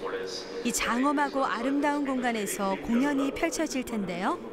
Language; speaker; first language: Korean; native; Korean